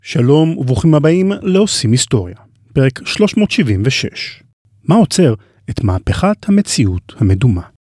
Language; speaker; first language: Hebrew; native; Hebrew